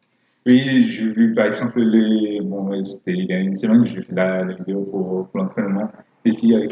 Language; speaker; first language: French; non-native, fluent; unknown